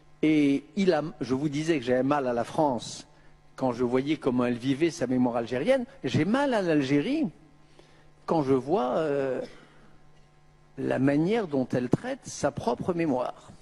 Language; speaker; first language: French; native; French